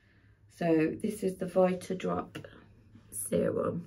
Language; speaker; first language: English; native; English